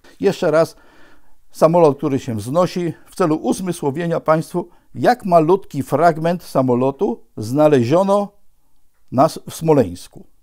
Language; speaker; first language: Polish; native; Polish